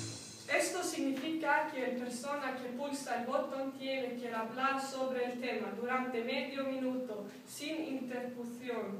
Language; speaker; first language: Spanish; non-native, learner; Swedish